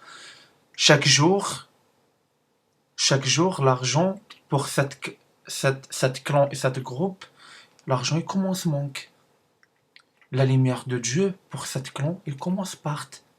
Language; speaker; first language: French; non-native, learner; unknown